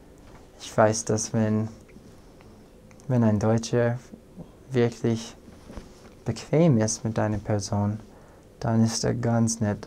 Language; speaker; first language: German; non-native, fluent; English